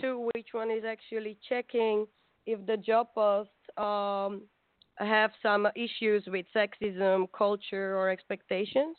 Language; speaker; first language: English; non-native, fluent; Slovak